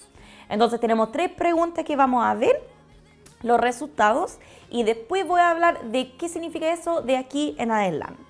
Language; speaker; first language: Spanish; non-native, fluent; English